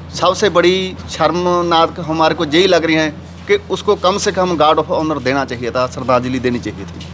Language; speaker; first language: Hindi; native; Hindi